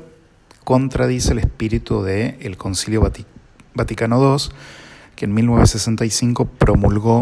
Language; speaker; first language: Spanish; native; Spanish